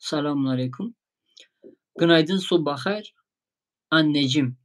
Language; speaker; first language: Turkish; non-native, fluent; Tajik